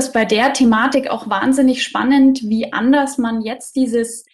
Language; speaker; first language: German; native; German